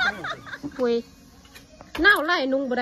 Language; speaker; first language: Chinese; non-native, learner; Lao